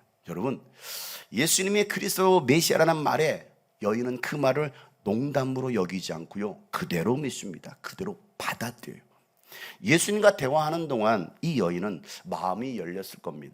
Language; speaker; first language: Korean; native; Korean